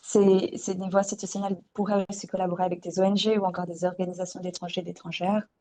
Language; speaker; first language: French; native; French